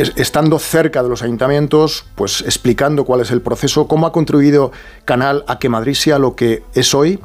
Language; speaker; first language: Spanish; native; Spanish